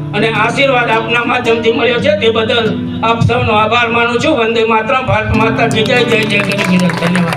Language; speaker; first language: Gujarati; non-native, local second language; Rathawi